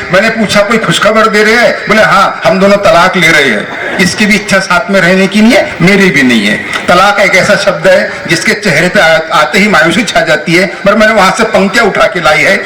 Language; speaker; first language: Hindi; non-native, local second language; Telugu